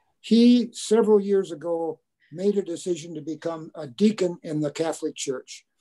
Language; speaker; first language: English; native; English